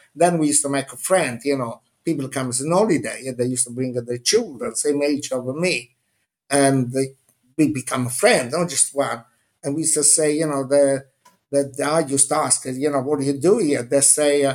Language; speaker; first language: English; non-native, fluent; Italian